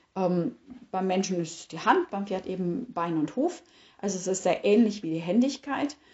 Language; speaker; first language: German; native; German